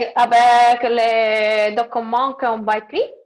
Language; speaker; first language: French; non-native, learner; Spanish